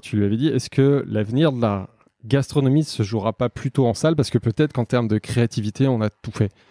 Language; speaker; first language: French; native; French